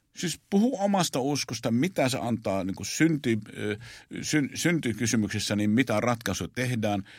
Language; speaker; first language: Finnish; non-native, fluent; Arabic